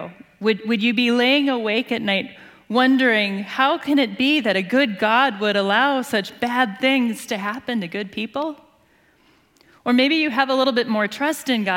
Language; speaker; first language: English; native; English